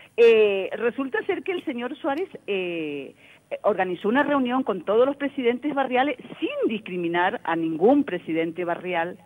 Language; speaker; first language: Spanish; native; Spanish